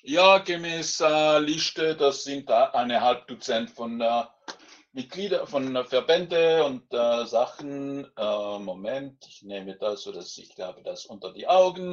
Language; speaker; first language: German; non-native, local second language; French